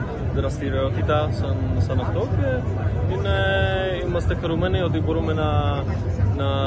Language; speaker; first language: Greek; non-native, fluent; Czech